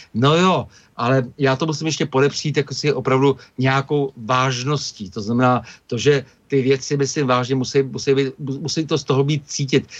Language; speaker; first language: Czech; native; Czech